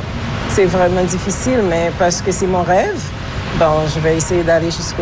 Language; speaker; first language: French; non-native, local second language; Haitian Creole